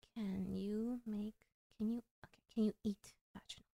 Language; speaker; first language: English; early bilingual, other home language; Korean